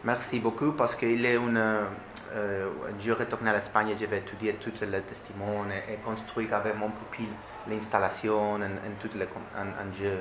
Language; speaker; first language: French; non-native, learner; Spanish